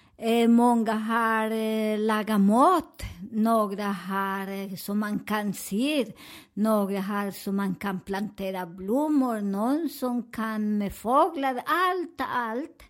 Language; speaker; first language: Swedish; non-native, learner; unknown